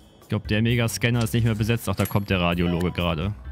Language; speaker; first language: German; native; German